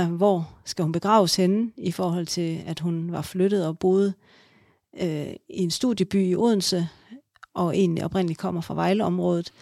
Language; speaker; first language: Danish; native; Danish